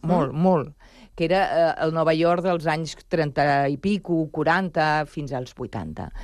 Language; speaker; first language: Catalan; non-native, local second language; Spanish